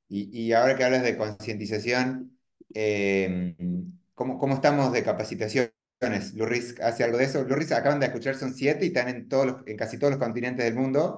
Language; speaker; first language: Spanish; native; Spanish